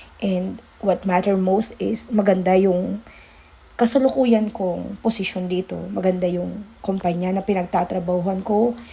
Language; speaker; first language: Filipino; native; Filipino